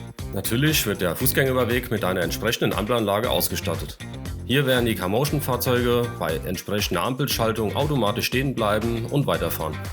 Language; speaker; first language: German; native; German